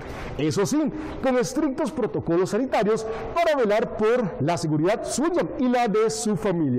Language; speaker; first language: Spanish; native; Spanish